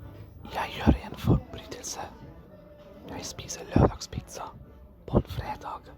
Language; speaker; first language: Norwegian; non-native, learner; German